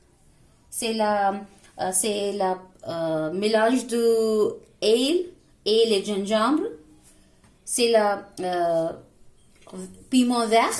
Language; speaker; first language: French; non-native, learner; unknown